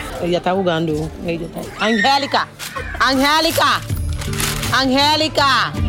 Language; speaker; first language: Portuguese; non-native, learner; Haitian Creole